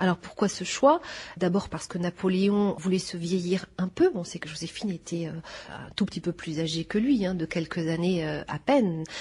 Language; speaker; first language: French; native; French